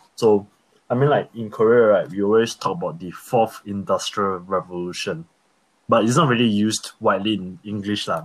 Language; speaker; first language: English; early bilingual, other home language; Korean